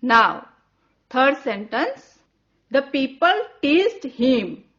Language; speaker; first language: English; non-native, local second language; Gujarati